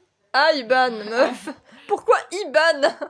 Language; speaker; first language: French; native; French